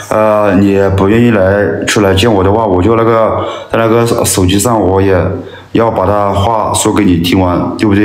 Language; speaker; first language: Chinese; non-native, local second language; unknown